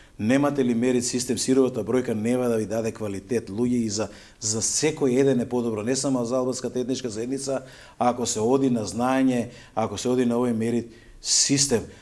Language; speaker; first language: Macedonian; native; Macedonian